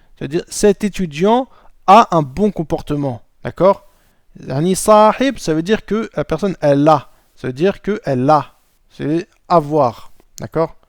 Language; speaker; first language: French; native; French